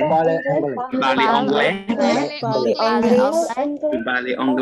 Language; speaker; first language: French; non-native, learner; Burmese